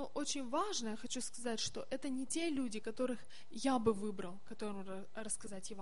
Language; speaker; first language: Russian; native; Russian